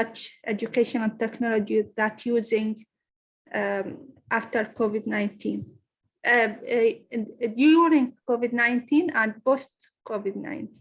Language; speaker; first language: English; non-native, learner; Arabic